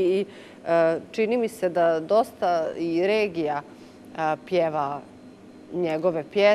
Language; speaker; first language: Bosnian; native; Bosnian